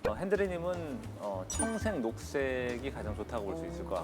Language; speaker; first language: Korean; native; Korean